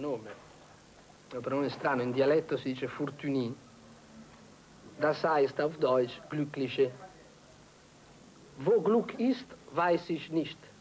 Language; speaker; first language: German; non-native, learner; Italian